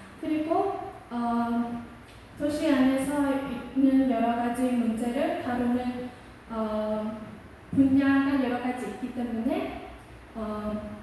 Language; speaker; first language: Korean; non-native, local second language; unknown